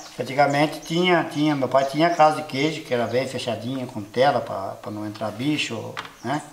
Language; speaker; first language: Portuguese; native; Portuguese